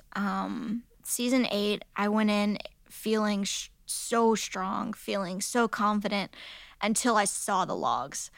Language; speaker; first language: English; native; English